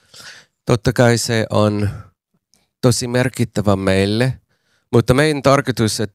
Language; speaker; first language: Finnish; non-native, fluent; English